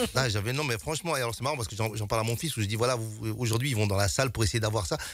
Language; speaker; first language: French; native; French